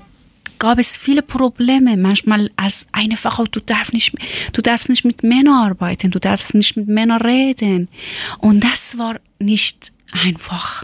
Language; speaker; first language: German; non-native, learner; Persian